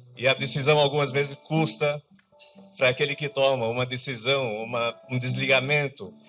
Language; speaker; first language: Portuguese; non-native, fluent; Arabic